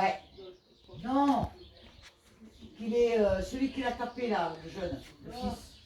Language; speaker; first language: French; native; French